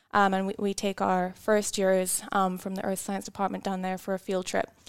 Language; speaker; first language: English; native; English